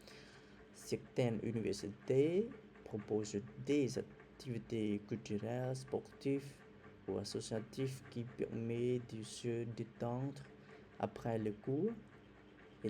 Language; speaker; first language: French; non-native, fluent; Khmer